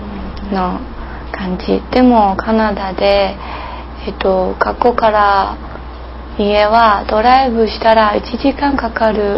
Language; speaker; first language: Japanese; non-native, learner; English